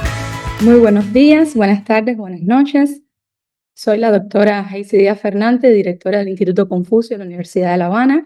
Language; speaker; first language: Spanish; native; Spanish